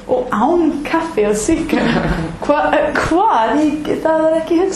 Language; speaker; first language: Icelandic; non-native, learner; English